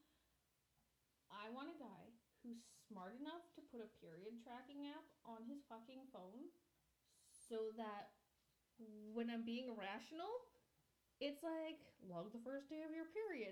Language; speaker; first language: English; native; English